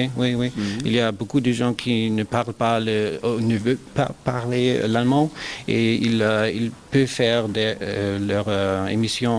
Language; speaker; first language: French; non-native, learner; German